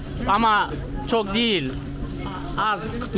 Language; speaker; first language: Turkish; non-native, learner; Kazakh